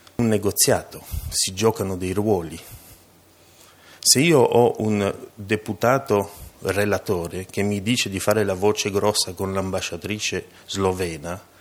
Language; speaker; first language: Italian; non-native, fluent; French